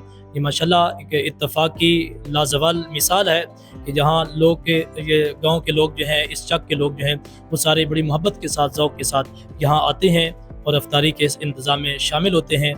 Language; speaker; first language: Urdu; native; Urdu